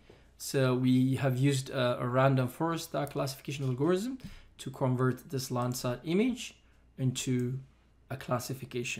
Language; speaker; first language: English; non-native, fluent; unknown